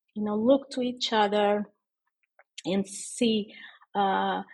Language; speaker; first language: English; non-native, fluent; Portuguese